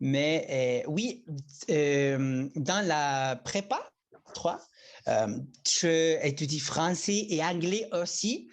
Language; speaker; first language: French; non-native, learner; Spanish